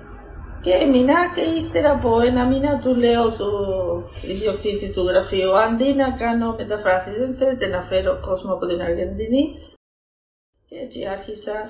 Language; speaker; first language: Greek; early bilingual, heritage; Greek